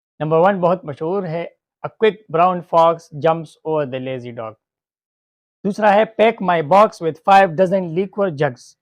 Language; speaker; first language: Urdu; non-native, local second language; Pashto